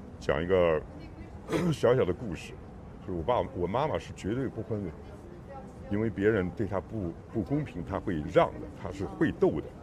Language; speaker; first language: Chinese; non-native, local second language; English